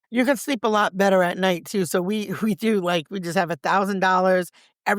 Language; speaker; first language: English; native; English